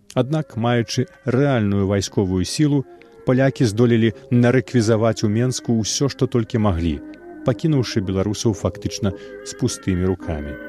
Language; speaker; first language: Belarusian; native; Belarusian